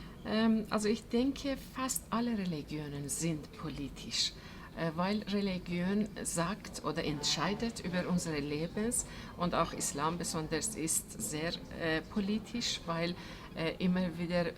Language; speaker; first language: German; non-native, fluent; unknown